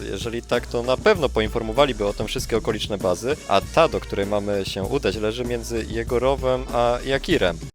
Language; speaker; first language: Polish; native; Polish